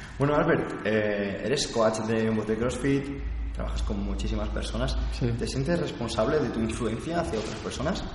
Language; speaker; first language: Spanish; native; Spanish